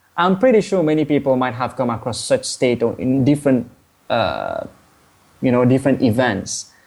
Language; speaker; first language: English; non-native, fluent; Morisyen